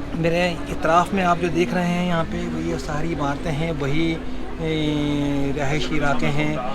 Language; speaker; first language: Urdu; non-native, local second language; Punjabi